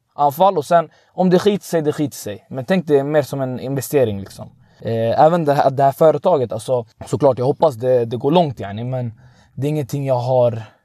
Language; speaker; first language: Swedish; early bilingual, other home language; Arabic